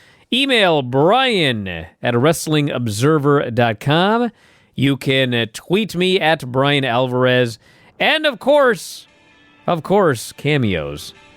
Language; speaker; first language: English; native; English